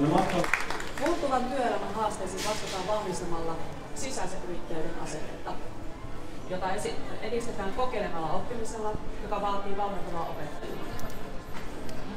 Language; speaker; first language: Finnish; native; Finnish